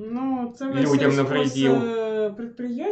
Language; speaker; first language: Russian; native; Russian